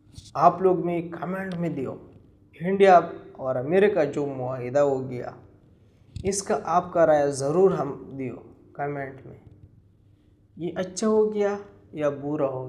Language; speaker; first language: Hindi; non-native, local second language; Pashto